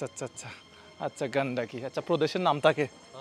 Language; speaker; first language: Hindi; non-native, learner; Bangla